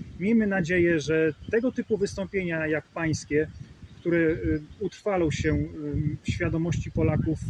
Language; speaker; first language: Polish; native; Polish